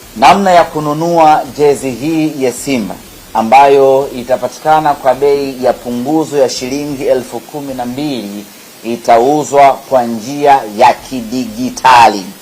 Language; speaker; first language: Swahili; native; Swahili